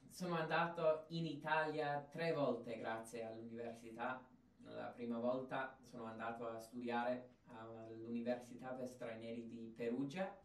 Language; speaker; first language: Italian; non-native, fluent; English